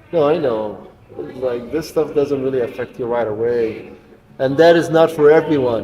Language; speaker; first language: English; non-native, fluent; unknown